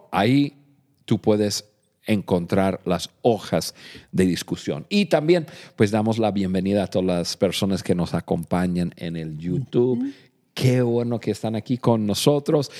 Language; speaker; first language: Spanish; non-native, fluent; English